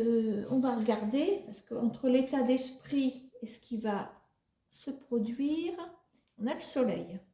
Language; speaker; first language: French; native; French